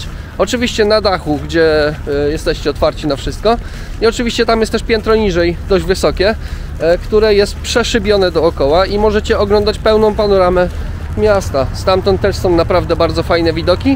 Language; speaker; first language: Polish; native; Polish